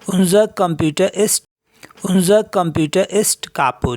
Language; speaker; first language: German; non-native, fluent; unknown